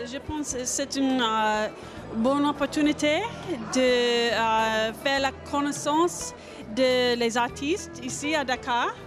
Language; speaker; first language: French; non-native, learner; English